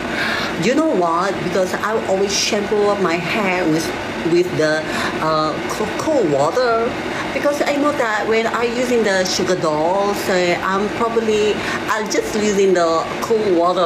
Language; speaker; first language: English; non-native, learner; Malay